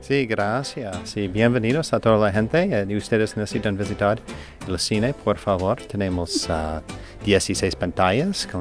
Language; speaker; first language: Spanish; non-native, learner; English